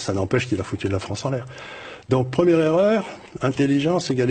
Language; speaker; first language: French; native; French